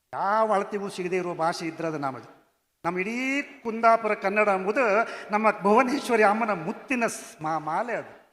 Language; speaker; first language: Kannada; non-native, local second language; Konkani